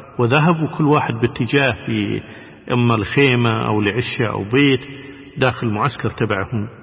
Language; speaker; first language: Arabic; native; Arabic